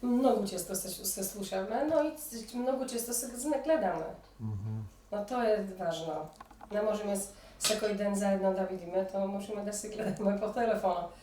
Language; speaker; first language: Macedonian; early bilingual, heritage; Polish